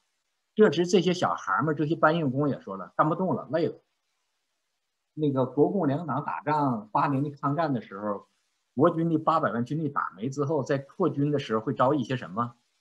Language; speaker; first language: Chinese; native; Chinese